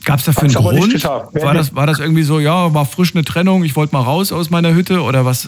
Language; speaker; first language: German; native; German